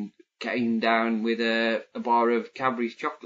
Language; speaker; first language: English; native; English